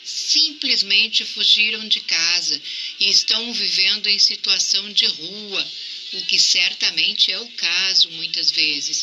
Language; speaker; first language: Portuguese; native; Portuguese